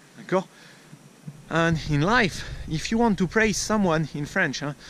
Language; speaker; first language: English; non-native, fluent; French